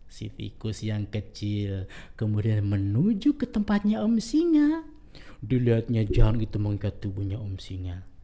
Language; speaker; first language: Indonesian; native; Indonesian